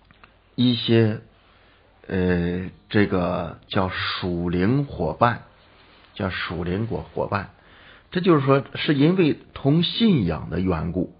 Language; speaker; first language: Chinese; native; Chinese